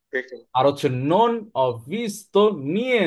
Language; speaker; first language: Italian; non-native, fluent; Bangla